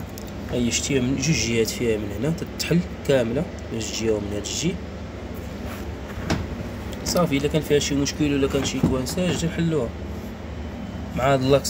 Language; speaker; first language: Arabic; native; Arabic